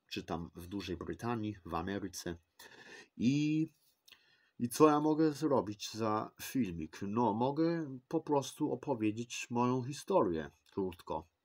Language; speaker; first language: Polish; early bilingual, heritage; Polish